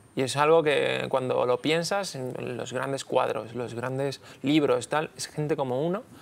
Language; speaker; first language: Spanish; native; Spanish